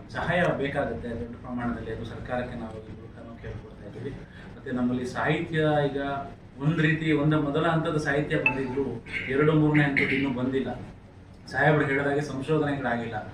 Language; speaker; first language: Kannada; non-native, local second language; Lambadi